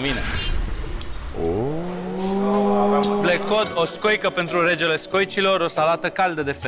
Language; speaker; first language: Romanian; native; Romanian